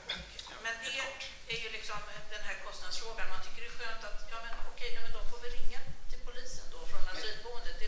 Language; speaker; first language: Swedish; native; Swedish